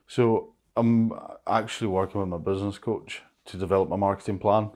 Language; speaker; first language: English; native; English